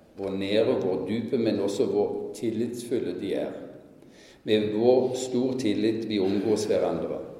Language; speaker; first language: Norwegian; non-native, fluent; German